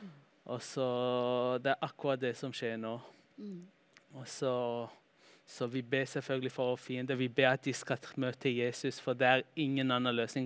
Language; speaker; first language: Norwegian; early bilingual, heritage; Norwegian